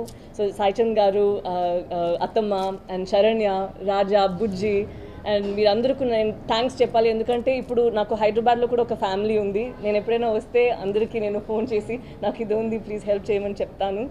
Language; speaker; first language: Telugu; non-native, local second language; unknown